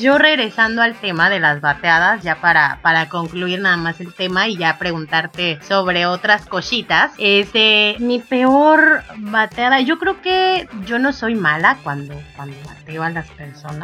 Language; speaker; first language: Spanish; native; Spanish